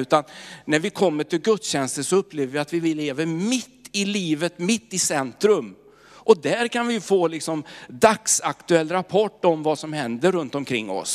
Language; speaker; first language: Swedish; native; Swedish